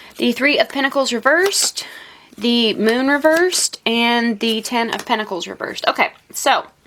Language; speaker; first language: English; native; English